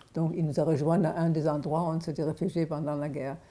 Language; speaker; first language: French; non-native, fluent; German